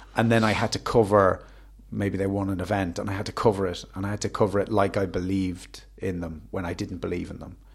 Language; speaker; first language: English; native; English